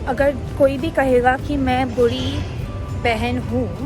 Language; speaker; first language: Hindi; non-native, local second language; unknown